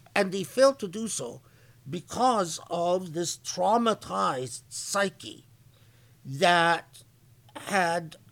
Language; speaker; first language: English; non-native, fluent; Arabic